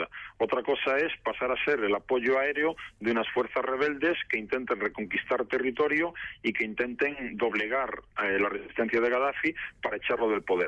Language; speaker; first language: Spanish; native; Spanish